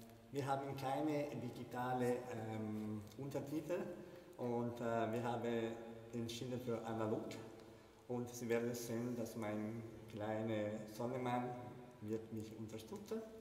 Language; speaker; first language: German; non-native, fluent; Italian